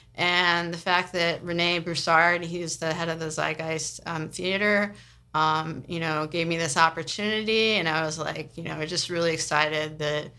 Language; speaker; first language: English; native; English